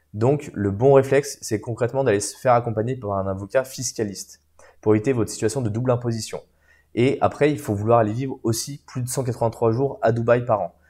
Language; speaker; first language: French; native; French